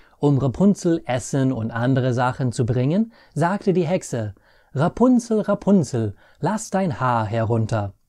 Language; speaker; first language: German; non-native, fluent; English